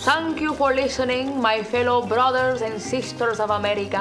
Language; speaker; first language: English; early bilingual, other home language; Spanish